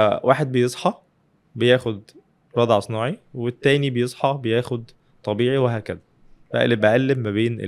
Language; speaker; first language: Arabic; native; Arabic